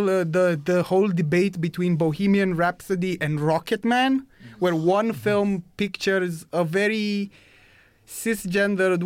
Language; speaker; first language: English; non-native, fluent; Romanian